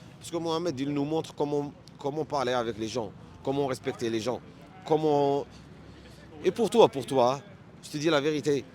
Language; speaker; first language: French; non-native, learner; Arabic